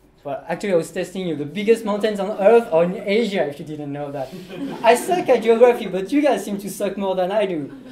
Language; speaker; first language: English; non-native, fluent; French